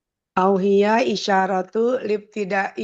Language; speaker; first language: Arabic; non-native, learner; Indonesian